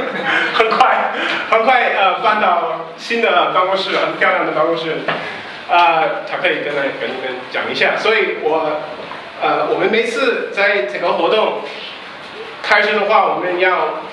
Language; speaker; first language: Chinese; non-native, fluent; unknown